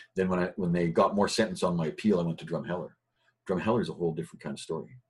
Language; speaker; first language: English; native; English